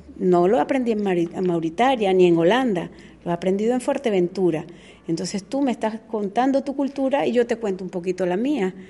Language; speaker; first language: Spanish; native; Spanish